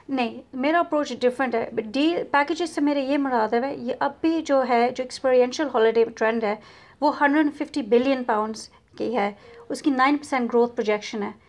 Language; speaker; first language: Urdu; native; Urdu